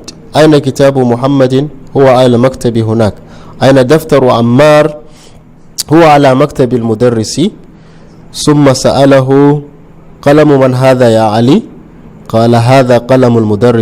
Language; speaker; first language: Arabic; non-native, fluent; Hausa